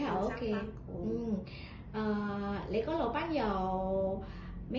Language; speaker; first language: Cantonese; native; Cantonese